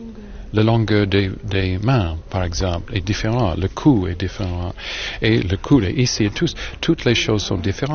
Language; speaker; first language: French; non-native, learner; English